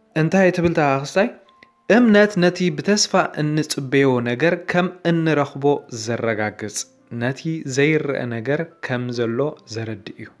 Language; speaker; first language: Tigrinya; native; Tigrinya